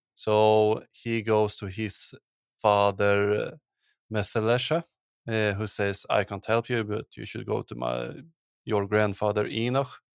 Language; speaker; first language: English; non-native, fluent; Swedish